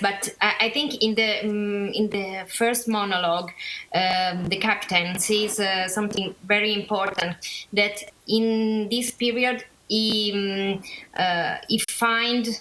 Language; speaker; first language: English; non-native, learner; Italian